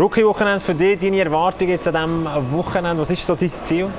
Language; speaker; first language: German; native; German